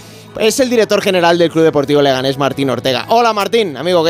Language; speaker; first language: Spanish; native; Spanish